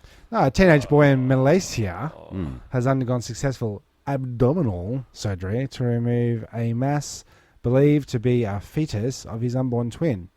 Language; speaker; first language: English; native; English